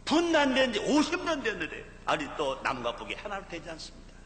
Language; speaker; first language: Korean; native; Korean